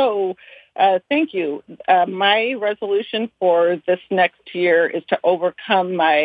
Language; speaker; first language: English; native; English